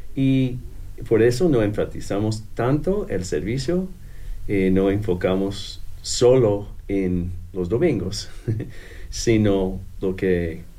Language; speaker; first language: Spanish; non-native, fluent; English